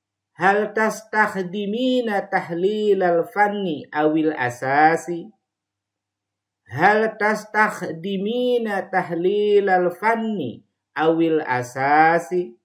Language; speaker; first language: Arabic; non-native, fluent; Indonesian